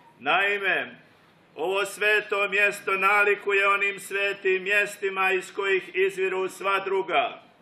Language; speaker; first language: Serbian; native; Serbian